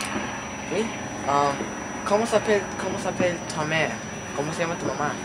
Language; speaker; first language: French; non-native, learner; Spanish